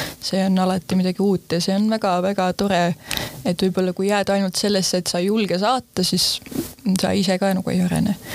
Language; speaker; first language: Estonian; native; Estonian